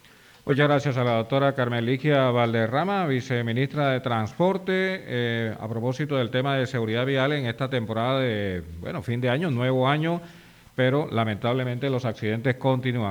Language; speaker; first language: Spanish; native; Spanish